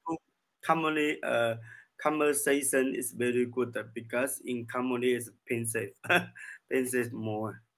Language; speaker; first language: English; non-native, learner; Chinese